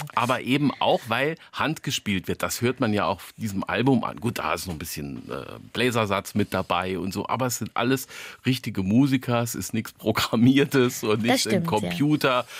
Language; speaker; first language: German; native; German